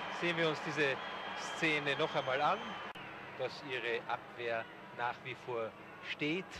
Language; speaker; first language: German; native; German